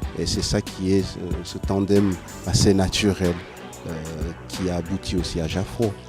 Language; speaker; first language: French; non-native, local second language; Fang